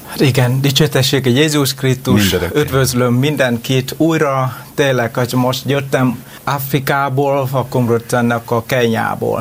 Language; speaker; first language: Hungarian; non-native, learner; Vietnamese